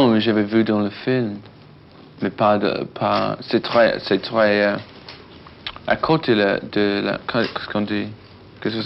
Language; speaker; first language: French; non-native, learner; English